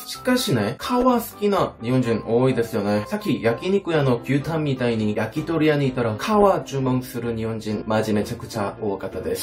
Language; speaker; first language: Japanese; non-native, fluent; Korean